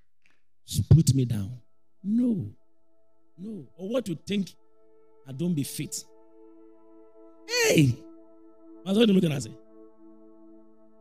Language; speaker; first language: English; non-native, local second language; Akan